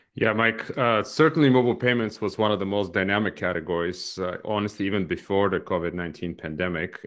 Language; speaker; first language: English; non-native, fluent; Bulgarian